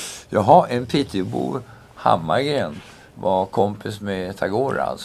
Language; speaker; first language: Swedish; native; Swedish